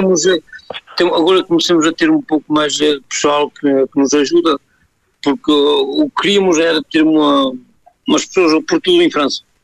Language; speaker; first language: Portuguese; early bilingual, heritage; Portuguese